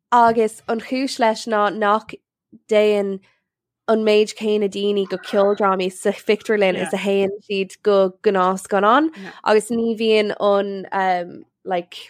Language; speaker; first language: Irish; non-native, local second language; English